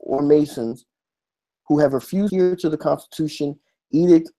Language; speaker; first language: English; native; English